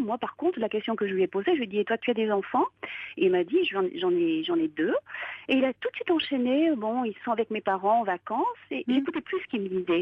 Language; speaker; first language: French; native; French